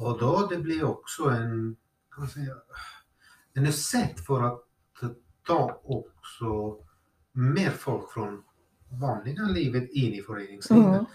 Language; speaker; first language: Swedish; non-native, fluent; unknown